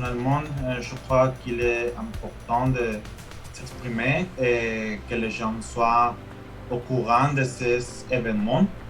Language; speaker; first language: French; non-native, fluent; Spanish